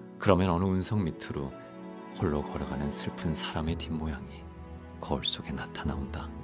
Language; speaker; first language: Korean; native; Korean